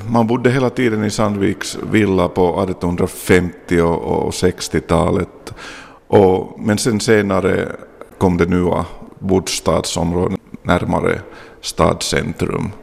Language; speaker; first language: Swedish; non-native, local second language; Finnish